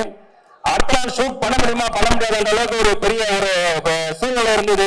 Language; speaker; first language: Tamil; native; Tamil